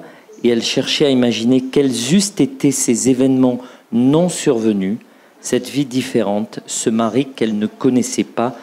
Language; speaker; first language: French; native; French